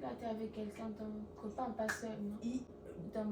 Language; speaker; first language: French; non-native, learner; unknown